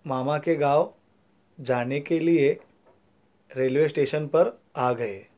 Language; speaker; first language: Hindi; non-native, local second language; Marathi